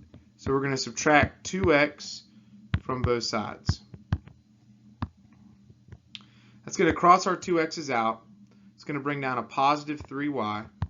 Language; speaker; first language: English; native; English